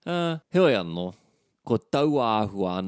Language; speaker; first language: Māori; non-native, learner; English